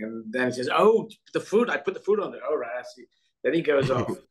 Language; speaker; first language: English; native; English